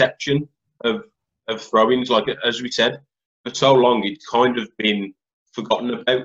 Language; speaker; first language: English; native; English